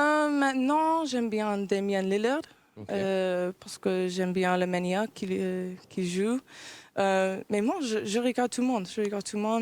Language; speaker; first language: French; early bilingual, heritage; English